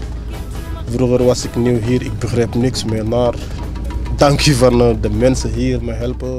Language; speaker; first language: Dutch; non-native, learner; Wolof